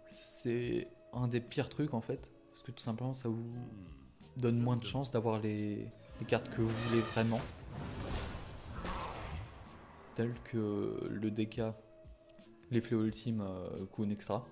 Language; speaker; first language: French; native; French